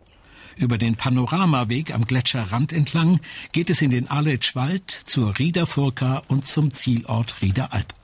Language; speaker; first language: German; native; German